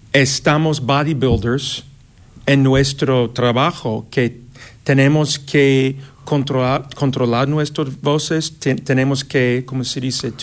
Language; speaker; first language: Spanish; non-native, fluent; English